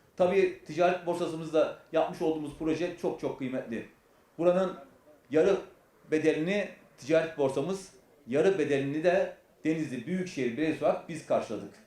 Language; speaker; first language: Turkish; native; Turkish